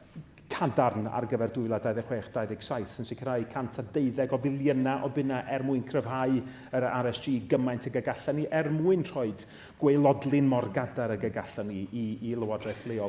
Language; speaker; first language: Welsh; native; Welsh